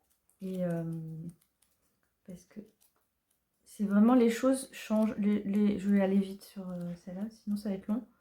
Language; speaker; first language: French; native; French